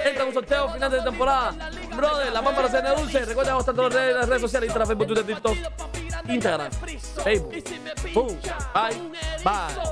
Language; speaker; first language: Spanish; native; Spanish